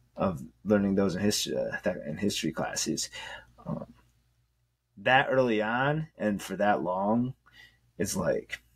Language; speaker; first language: English; native; English